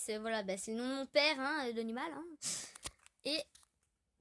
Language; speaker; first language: French; native; French